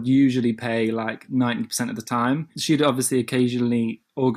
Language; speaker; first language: English; native; English